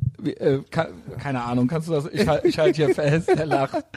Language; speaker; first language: German; native; German